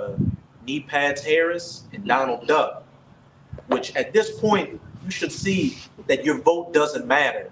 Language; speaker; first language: English; native; English